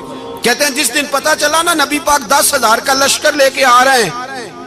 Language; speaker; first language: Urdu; non-native, local second language; Punjabi